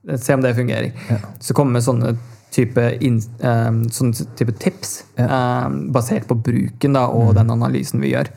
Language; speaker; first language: Norwegian; early bilingual, other home language; Tamil